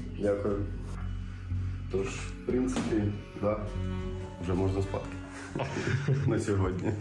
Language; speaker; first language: Ukrainian; native; Ukrainian